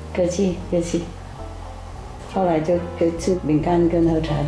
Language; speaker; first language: Chinese; non-native, fluent; Vietnamese